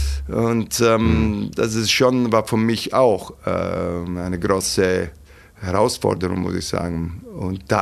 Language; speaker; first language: German; non-native, fluent; Italian